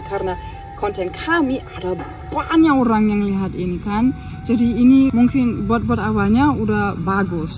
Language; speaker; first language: Indonesian; non-native, fluent; German